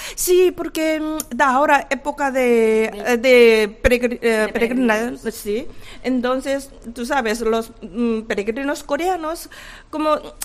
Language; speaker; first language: Spanish; non-native, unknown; Korean